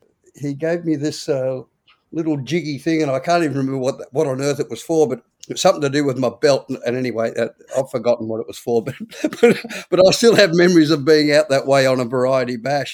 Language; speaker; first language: English; native; English